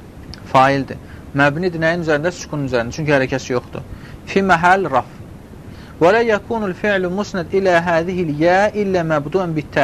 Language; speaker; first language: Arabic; non-native, fluent; Azerbaijani